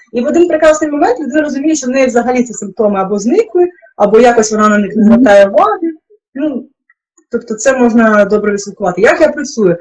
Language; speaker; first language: Ukrainian; non-native, local second language; Russian